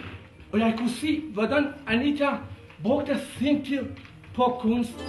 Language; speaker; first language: Danish; non-native, fluent; Kurdish